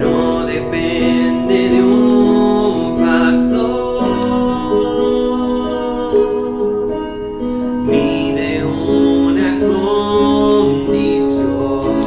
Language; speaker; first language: Spanish; native; Spanish